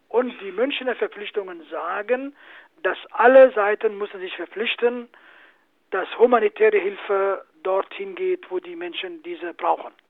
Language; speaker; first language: German; non-native, fluent; Kurdish